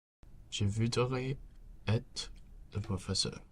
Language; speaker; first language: French; non-native, learner; English